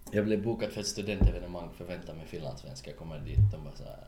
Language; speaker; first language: Swedish; early bilingual, other home language; Arabic